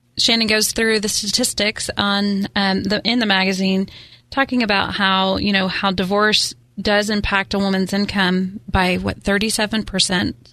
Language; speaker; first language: English; native; English